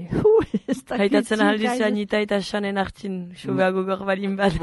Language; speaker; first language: Basque; native; Basque